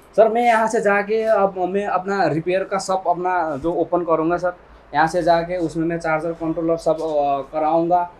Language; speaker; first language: Hindi; non-native, local second language; Nepali